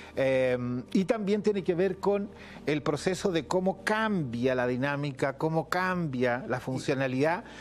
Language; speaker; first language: Spanish; native; Spanish